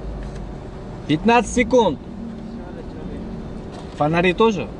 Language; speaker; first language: Russian; non-native, local second language; Uzbek